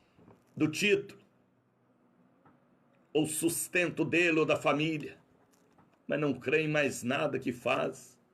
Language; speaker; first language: Portuguese; native; Portuguese